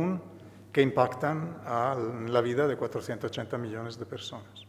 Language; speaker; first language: Spanish; non-native, fluent; Italian